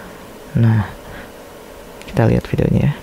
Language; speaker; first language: Indonesian; native; Indonesian